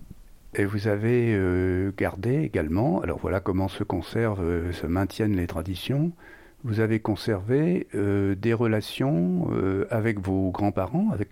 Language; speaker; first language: French; native; French